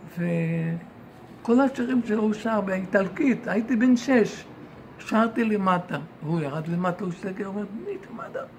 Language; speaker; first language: Hebrew; non-native, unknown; Yiddish